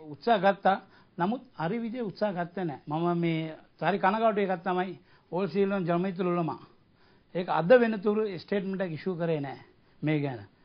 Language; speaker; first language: Sinhala; non-native, local second language; Tamil